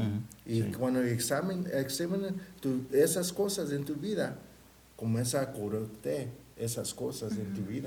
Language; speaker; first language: Spanish; early bilingual, heritage; Spanish